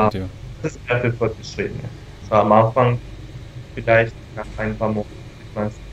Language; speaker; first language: German; non-native, fluent; Spanish